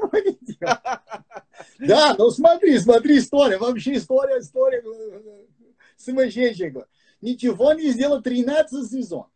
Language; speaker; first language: Russian; non-native, fluent; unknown